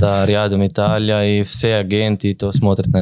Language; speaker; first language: Russian; non-native, learner; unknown